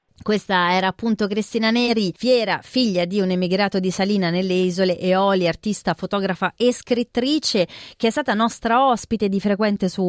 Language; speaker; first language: Italian; native; Italian